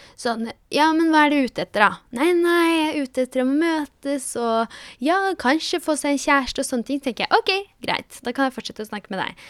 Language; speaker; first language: Norwegian; early bilingual, other home language; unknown